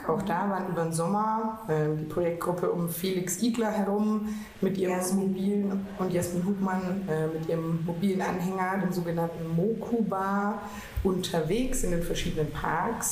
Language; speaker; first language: German; native; German